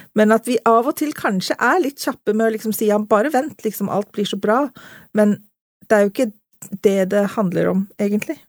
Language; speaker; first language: Norwegian; native; Norwegian